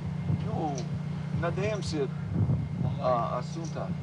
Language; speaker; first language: Russian; non-native, learner; English